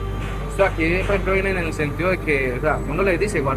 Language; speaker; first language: Spanish; native; Spanish